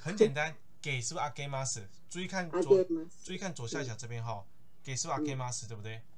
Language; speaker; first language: Chinese; native; Chinese